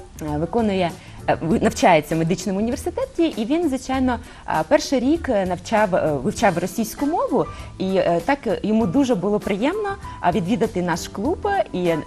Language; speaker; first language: Ukrainian; non-native, local second language; Russian